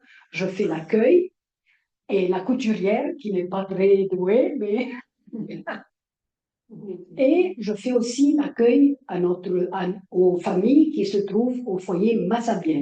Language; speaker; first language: French; non-native, fluent; Arabic